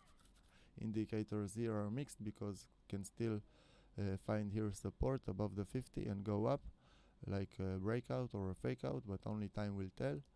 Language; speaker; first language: English; non-native, fluent; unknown